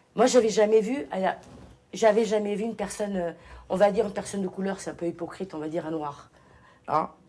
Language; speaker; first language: French; early bilingual, other home language; Portuguese